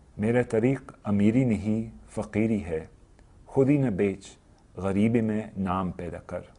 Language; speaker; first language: Urdu; non-native, fluent; English